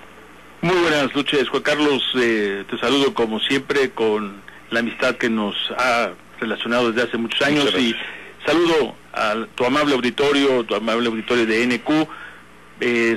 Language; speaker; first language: Spanish; native; Spanish